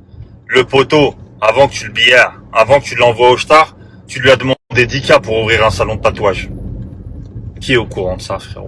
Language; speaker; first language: French; native; French